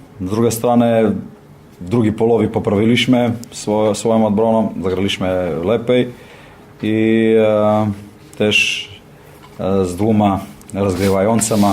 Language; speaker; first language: Polish; non-native, learner; Slovenian